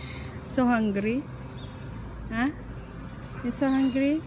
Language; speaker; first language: English; non-native, local second language; Filipino